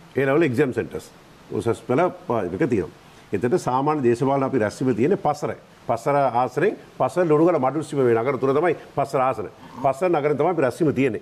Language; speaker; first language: Sinhala; non-native, local second language; Tamil